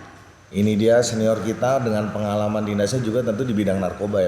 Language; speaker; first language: Indonesian; native; Indonesian